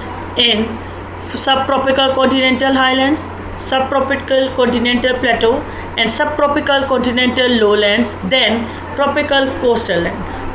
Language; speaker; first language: English; non-native, local second language; Urdu